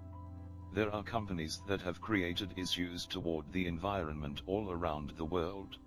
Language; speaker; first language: English; non-native, learner; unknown